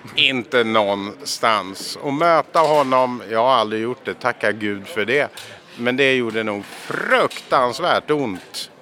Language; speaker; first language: Swedish; non-native, fluent; English